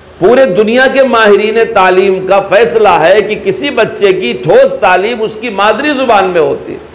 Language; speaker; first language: Urdu; native; Urdu